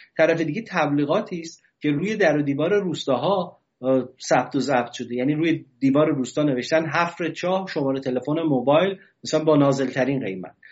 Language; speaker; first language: Persian; native; Persian